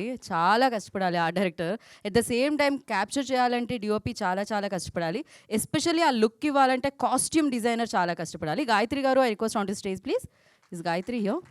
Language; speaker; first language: Telugu; native; Telugu